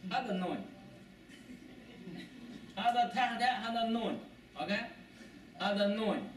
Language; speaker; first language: Arabic; non-native, learner; Chinese